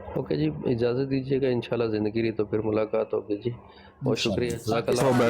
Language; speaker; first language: Urdu; non-native, local second language; Punjabi